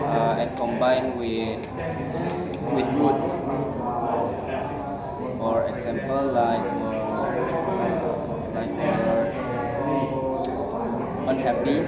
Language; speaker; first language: English; non-native, learner; Indonesian